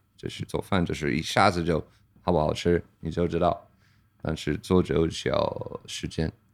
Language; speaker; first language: Chinese; non-native, fluent; English